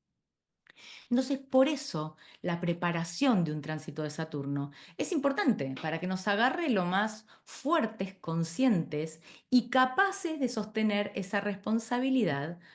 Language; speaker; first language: Spanish; native; Spanish